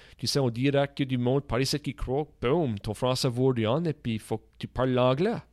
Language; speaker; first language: French; native; French